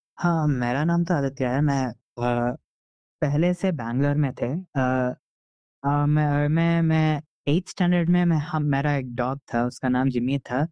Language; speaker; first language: Hindi; non-native, local second language; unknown